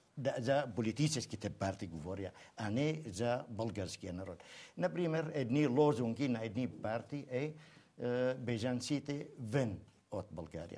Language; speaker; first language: Bulgarian; non-native, fluent; Arabic